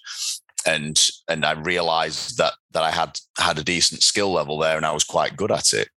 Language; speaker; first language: English; native; English